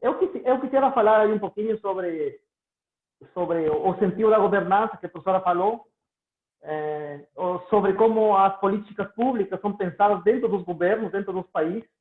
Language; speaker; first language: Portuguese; non-native, learner; Spanish